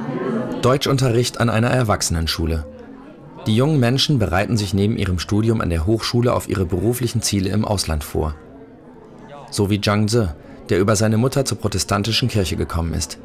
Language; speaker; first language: German; native; German